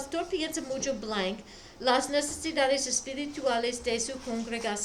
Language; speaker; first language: Spanish; non-native, fluent; English